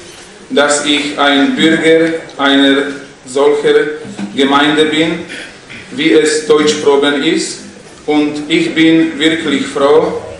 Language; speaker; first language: German; non-native, fluent; Slovak